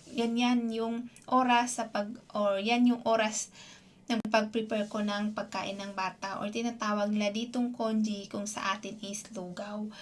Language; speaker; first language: Filipino; non-native, local second language; Cebuano